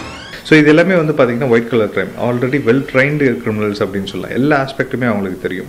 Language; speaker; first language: Tamil; native; Tamil